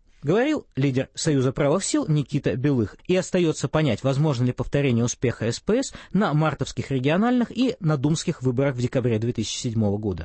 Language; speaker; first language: Russian; native; Russian